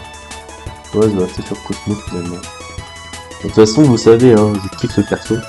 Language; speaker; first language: French; native; French